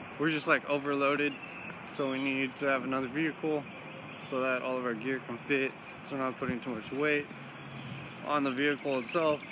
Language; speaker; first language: English; native; English